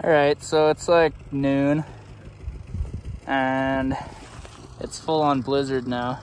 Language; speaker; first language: English; native; English